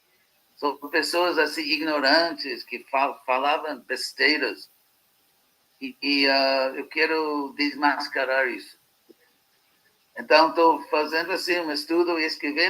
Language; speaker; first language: Portuguese; non-native, fluent; English